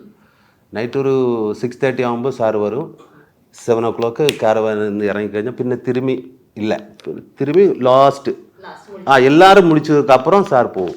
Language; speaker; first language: Tamil; non-native, learner; Malayalam